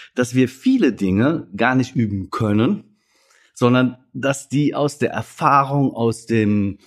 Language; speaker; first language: German; native; German